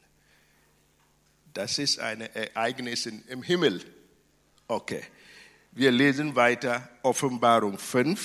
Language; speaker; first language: German; non-native, fluent; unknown